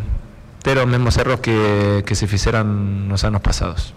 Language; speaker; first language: Portuguese; non-native, learner; Spanish